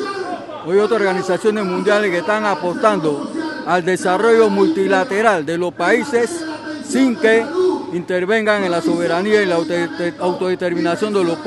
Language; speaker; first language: Spanish; native; Spanish